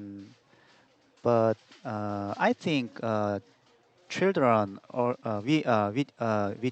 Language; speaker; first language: English; non-native, learner; Korean